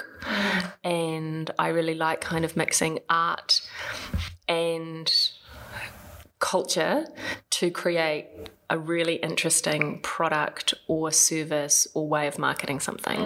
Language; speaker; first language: English; native; English